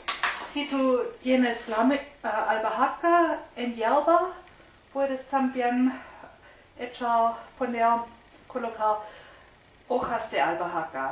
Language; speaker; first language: Spanish; non-native, learner; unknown